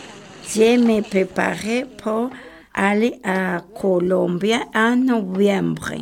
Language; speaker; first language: French; non-native, learner; Spanish